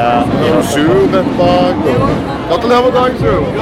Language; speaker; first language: Norwegian; native; Norwegian